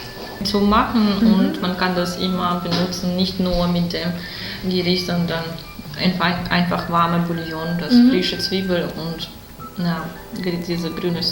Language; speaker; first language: German; non-native, learner; Russian